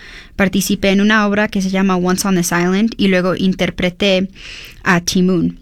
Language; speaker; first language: Spanish; early bilingual, heritage; Spanish